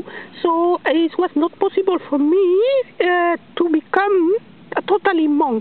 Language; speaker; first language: English; non-native, learner; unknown